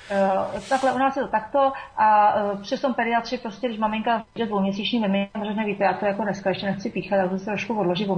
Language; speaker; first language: Czech; native; Czech